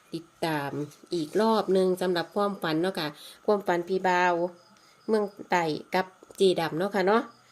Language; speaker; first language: Thai; native; Thai